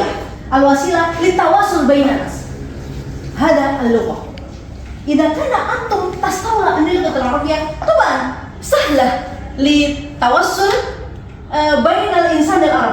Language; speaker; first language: Arabic; non-native, learner; Indonesian